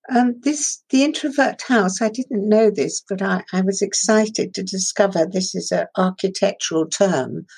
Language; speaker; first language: English; non-native, local second language; Persian